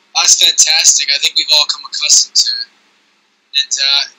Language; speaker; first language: English; native; English